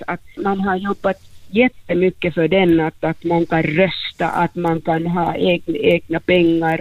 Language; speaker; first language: Swedish; non-native, local second language; Finnish